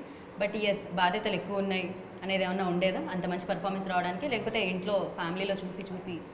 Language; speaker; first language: Telugu; native; Telugu